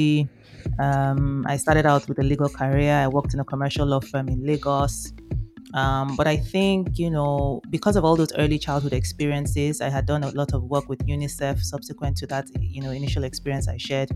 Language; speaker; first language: English; non-native, local second language; Yoruba